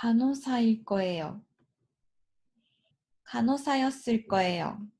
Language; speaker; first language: Korean; non-native, learner; Japanese